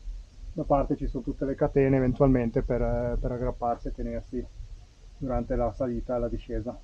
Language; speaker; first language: Italian; native; Italian